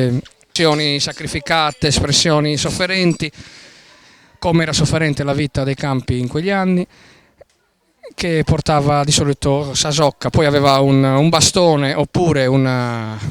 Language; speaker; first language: Italian; native; Italian